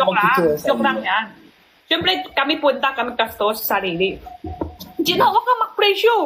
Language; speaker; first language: Filipino; non-native, learner; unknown